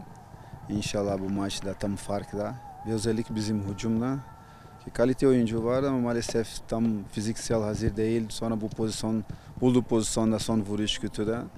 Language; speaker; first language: Turkish; non-native, fluent; Portuguese